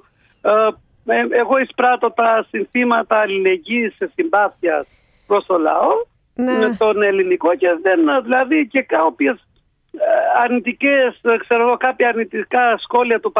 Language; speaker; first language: Greek; non-native, fluent; Albanian